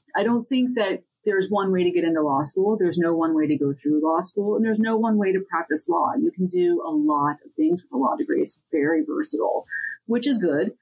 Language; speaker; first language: English; native; English